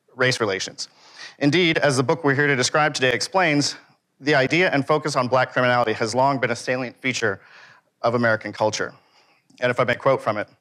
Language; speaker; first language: English; native; English